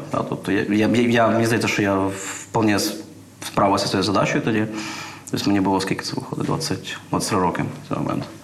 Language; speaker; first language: Ukrainian; native; Ukrainian